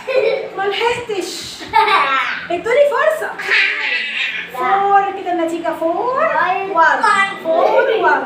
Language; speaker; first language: Arabic; native; Arabic